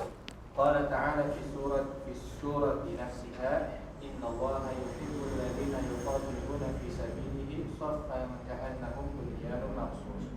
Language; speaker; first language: Arabic; non-native, learner; Indonesian